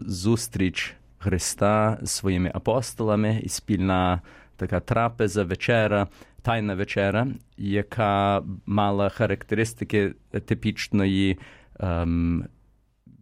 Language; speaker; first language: Ukrainian; early bilingual, heritage; Ukrainian